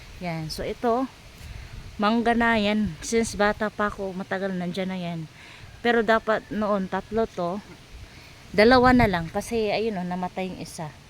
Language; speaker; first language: Filipino; non-native, local second language; Cebuano